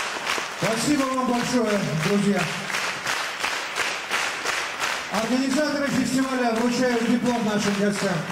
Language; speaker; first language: Russian; native; Russian